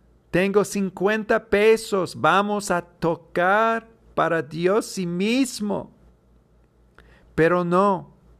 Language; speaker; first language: Spanish; non-native, fluent; English